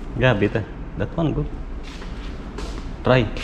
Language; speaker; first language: English; non-native, learner; Filipino